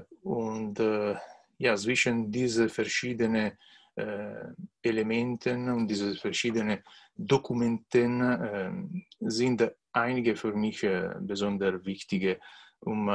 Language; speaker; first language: German; non-native, learner; Italian